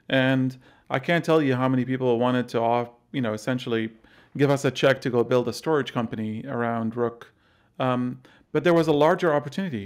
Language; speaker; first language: English; non-native, fluent; Arabic